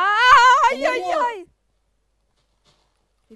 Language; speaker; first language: Russian; native; Russian